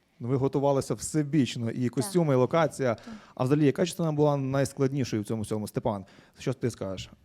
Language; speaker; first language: Ukrainian; native; Ukrainian